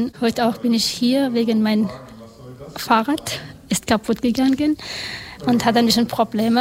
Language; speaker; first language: German; non-native, learner; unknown